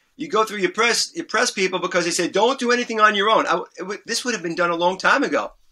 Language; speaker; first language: English; native; English